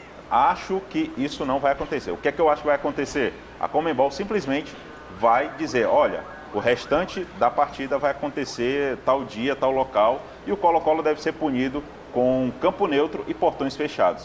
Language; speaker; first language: Portuguese; native; Portuguese